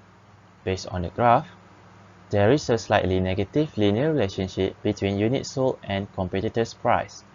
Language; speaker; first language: English; non-native, local second language; Malay